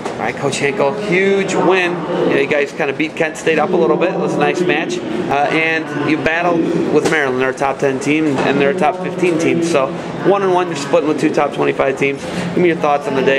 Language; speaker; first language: English; native; English